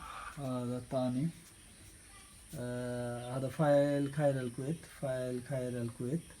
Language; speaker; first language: Arabic; non-native, learner; Bangla